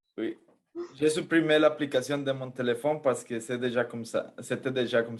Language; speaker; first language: French; non-native, fluent; Spanish